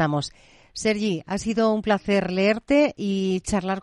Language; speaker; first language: Spanish; native; Spanish